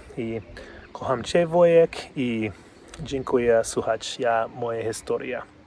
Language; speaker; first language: Polish; non-native, learner; English